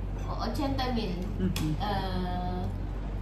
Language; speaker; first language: Spanish; non-native, learner; Filipino